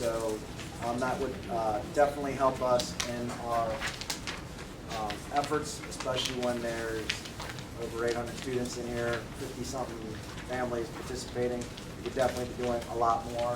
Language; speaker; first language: English; native; English